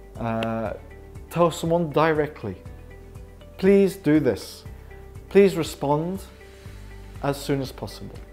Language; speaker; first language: English; native; English